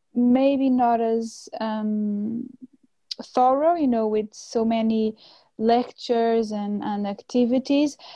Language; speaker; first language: English; non-native, fluent; Portuguese